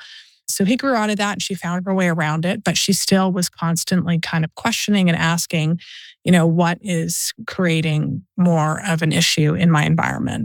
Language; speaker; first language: English; native; English